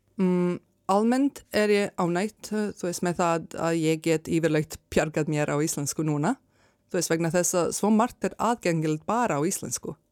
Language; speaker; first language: Icelandic; non-native, fluent; Serbian